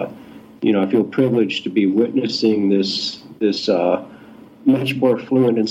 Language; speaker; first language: English; native; English